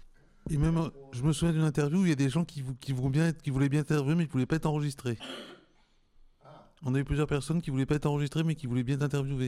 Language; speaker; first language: French; native; French